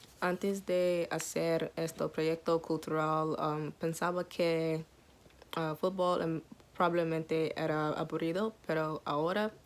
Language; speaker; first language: Spanish; non-native, learner; English